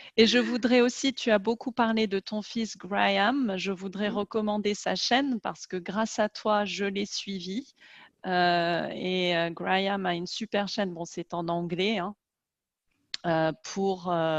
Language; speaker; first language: French; native; French